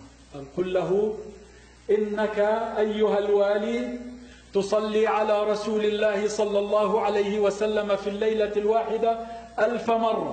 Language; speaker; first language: Arabic; native; Arabic